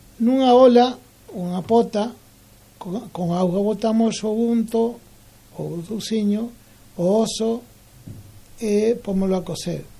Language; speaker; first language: Galician; early bilingual, heritage; Galician